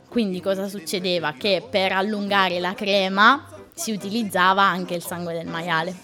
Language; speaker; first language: Italian; native; Italian